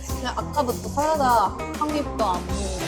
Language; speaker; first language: Korean; non-native, learner; Japanese